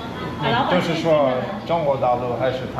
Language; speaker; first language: Chinese; non-native, fluent; English